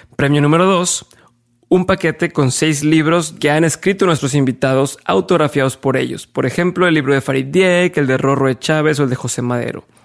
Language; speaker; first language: Spanish; native; Spanish